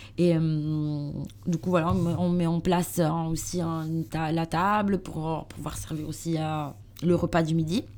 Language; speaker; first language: French; non-native, learner; Italian